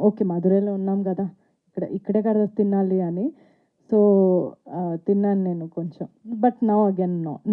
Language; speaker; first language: Telugu; non-native, fluent; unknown